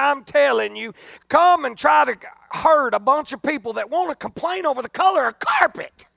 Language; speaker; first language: English; native; English